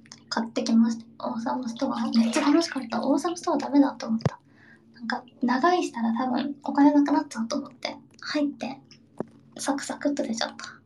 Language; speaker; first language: Japanese; early bilingual, heritage; Japanese